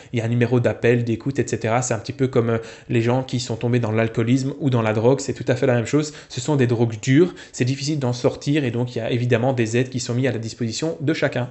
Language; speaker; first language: French; native; French